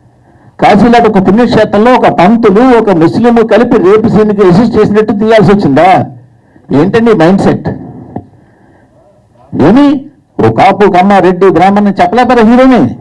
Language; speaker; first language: Telugu; native; Telugu